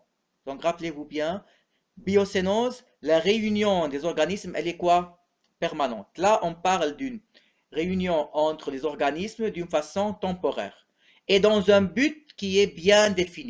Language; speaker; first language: French; non-native, local second language; Arabic